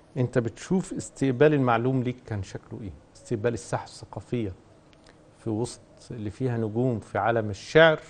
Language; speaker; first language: Arabic; native; Arabic